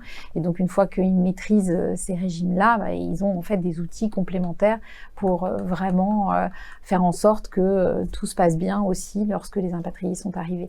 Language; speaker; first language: French; native; French